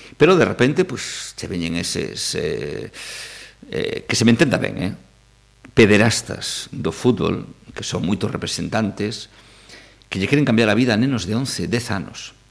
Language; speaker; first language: Galician; native; Galician